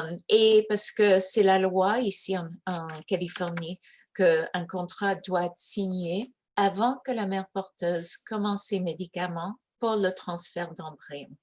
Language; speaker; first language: French; early bilingual, heritage; English